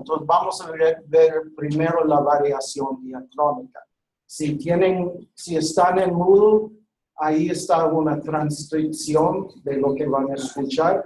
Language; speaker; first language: Spanish; non-native, fluent; English